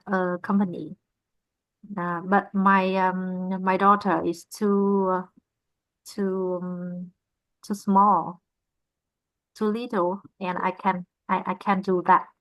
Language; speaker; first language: English; non-native, learner; Vietnamese